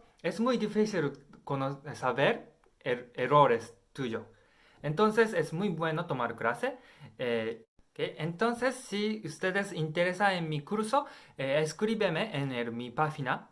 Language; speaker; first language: Spanish; non-native, learner; Japanese